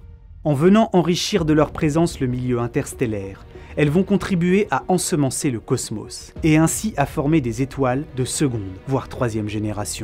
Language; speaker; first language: French; native; French